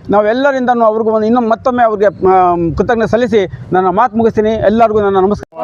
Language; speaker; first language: Kannada; non-native, local second language; Urdu